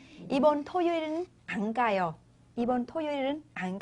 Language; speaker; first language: Korean; non-native, fluent; Vietnamese